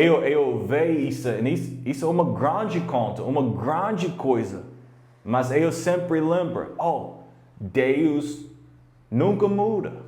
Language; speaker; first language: Portuguese; non-native, learner; English